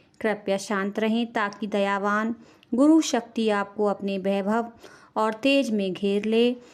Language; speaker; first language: Hindi; native; Hindi